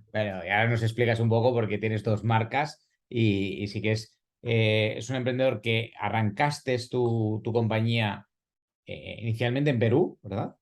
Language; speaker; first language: Spanish; native; Spanish